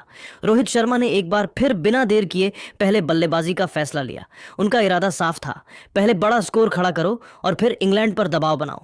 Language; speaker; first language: Hindi; native; Hindi